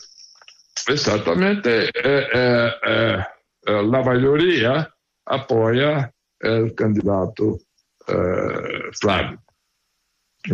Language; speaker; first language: Spanish; non-native, learner; Portuguese